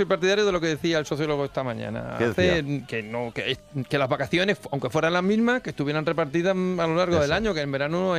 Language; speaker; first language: Spanish; native; Spanish